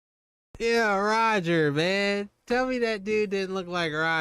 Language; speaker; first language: English; native; English